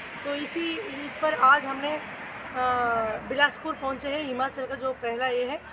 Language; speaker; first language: Hindi; non-native, local second language; Tamil